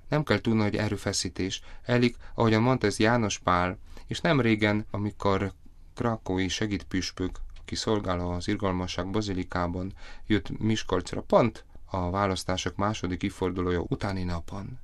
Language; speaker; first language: Hungarian; non-native, fluent; Polish